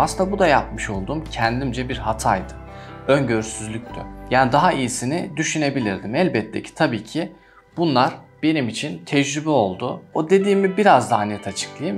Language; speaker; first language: Turkish; native; Turkish